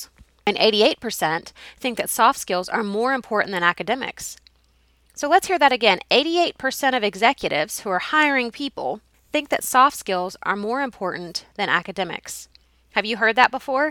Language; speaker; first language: English; native; English